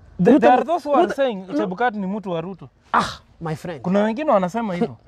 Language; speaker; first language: Swahili; non-native, local second language; Gusii